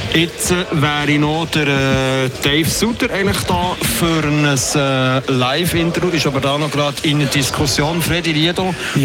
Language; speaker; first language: German; native; German